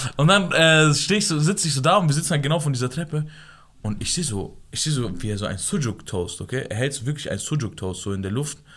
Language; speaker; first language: German; early bilingual, other home language; Persian